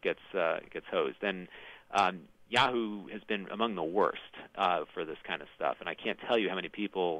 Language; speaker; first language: English; native; English